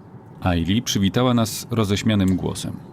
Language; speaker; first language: Polish; native; Polish